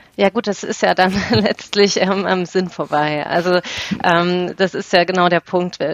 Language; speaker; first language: German; native; German